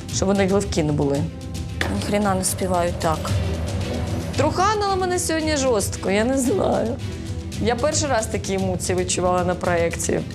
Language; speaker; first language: Ukrainian; early bilingual, other home language; Uzbek